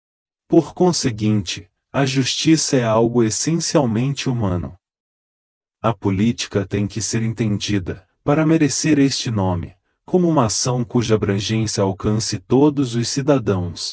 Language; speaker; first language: Portuguese; native; Portuguese